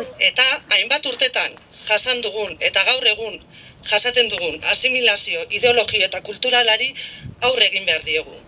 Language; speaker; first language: Basque; native; Basque